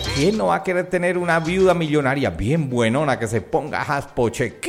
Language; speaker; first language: Spanish; native; Spanish